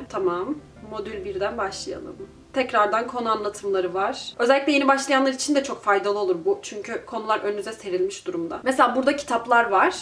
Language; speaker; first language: Turkish; native; Turkish